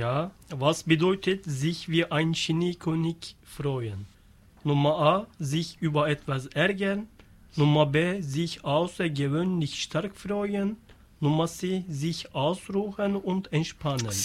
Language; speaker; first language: German; non-native, learner; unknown